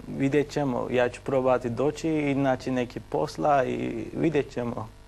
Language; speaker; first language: Bosnian; non-native, learner; Turkish